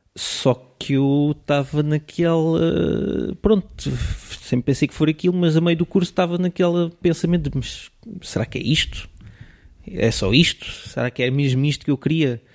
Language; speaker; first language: Portuguese; early bilingual, other home language; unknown